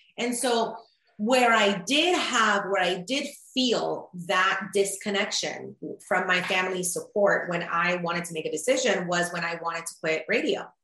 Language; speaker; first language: English; early bilingual, other home language; Spanish